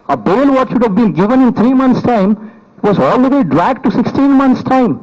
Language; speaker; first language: English; non-native, local second language; Telugu